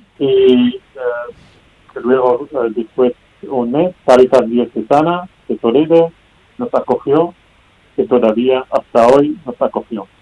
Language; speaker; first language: Spanish; non-native, learner; Arabic